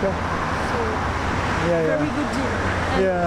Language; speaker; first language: English; non-native, fluent; Korean